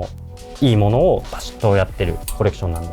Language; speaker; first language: Japanese; native; Japanese